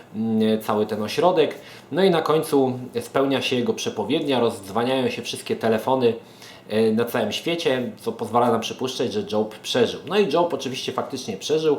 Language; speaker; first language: Polish; native; Polish